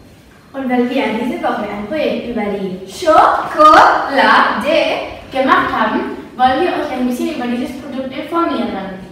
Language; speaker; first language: German; non-native, learner; Spanish